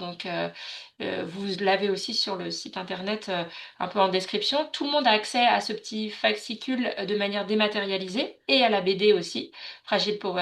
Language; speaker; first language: French; native; French